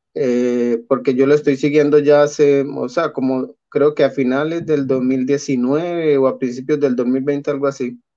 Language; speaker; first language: Spanish; native; Spanish